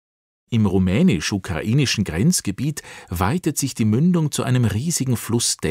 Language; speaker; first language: German; native; German